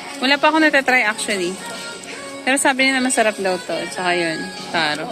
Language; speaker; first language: Filipino; native; Filipino